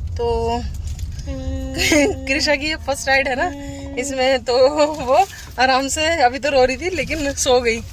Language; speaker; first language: Hindi; native; Hindi